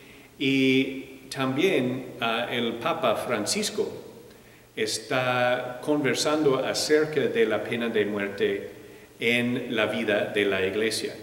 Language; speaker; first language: Spanish; non-native, fluent; English